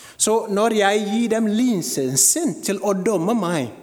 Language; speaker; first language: Norwegian; non-native, fluent; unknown